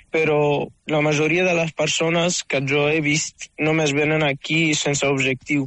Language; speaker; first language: Catalan; non-native, fluent; Arabic